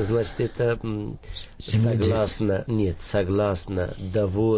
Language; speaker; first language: Russian; non-native, fluent; Persian